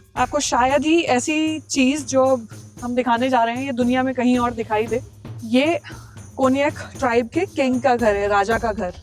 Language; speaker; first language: Hindi; native; Hindi